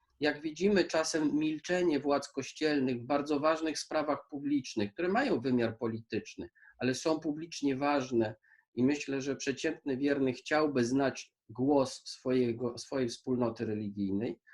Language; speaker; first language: Polish; native; Polish